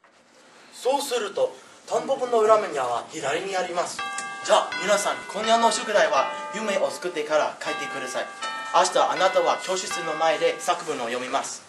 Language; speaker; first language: Japanese; non-native, learner; English